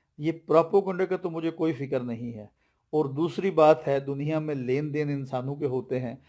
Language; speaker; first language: Urdu; non-native, local second language; Punjabi